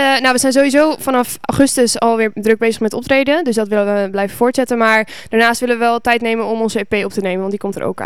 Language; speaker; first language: Dutch; native; Dutch